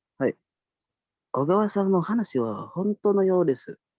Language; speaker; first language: Japanese; non-native, learner; Indonesian